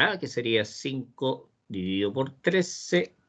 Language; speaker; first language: Spanish; native; Spanish